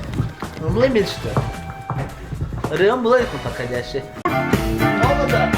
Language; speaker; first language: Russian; non-native, local second language; Yakut